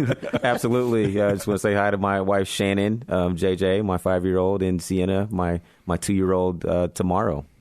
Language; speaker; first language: English; native; English